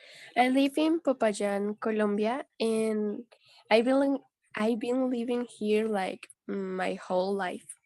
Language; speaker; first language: English; non-native, learner; Spanish